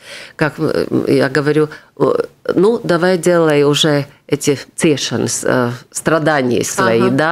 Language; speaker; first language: Russian; non-native, local second language; Latvian